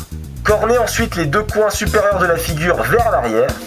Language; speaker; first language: French; native; French